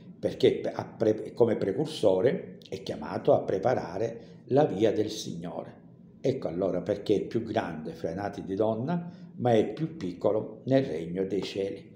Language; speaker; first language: Italian; native; Italian